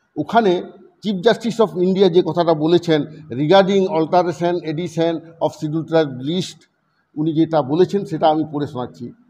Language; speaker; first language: Bangla; non-native, local second language; Santali